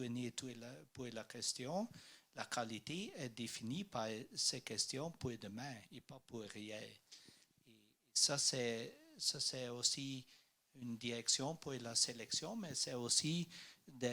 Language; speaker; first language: French; non-native, learner; Dutch